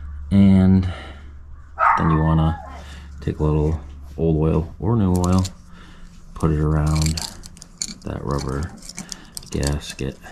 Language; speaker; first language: English; native; English